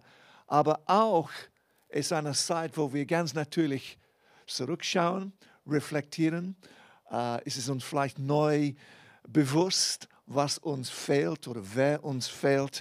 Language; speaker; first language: German; non-native, fluent; English